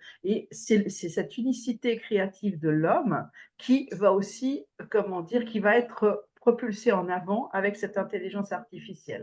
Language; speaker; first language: French; native; French